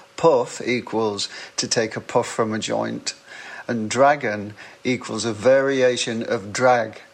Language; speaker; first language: English; native; English